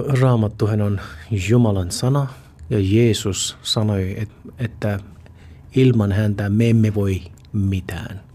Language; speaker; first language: Finnish; non-native, fluent; Urdu